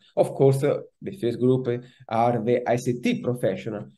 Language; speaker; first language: English; non-native, fluent; Italian